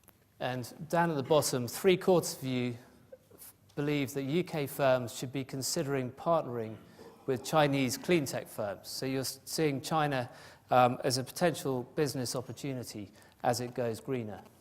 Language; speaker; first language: English; native; English